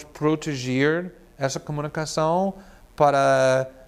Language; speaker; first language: Portuguese; non-native, fluent; English